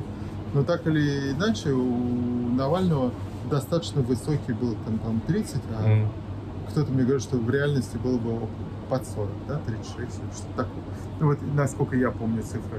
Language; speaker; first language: Russian; native; Russian